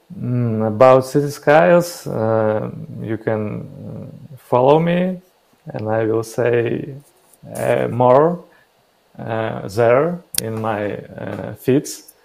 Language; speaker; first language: English; non-native, learner; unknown